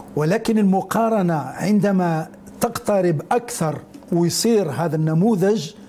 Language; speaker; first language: Arabic; native; Arabic